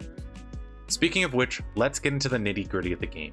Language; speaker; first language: English; native; English